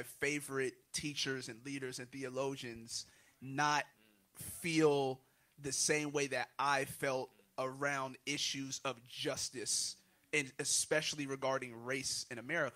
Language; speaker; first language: English; native; English